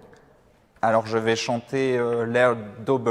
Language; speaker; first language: French; native; French